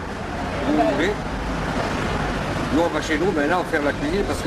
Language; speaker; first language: French; native; French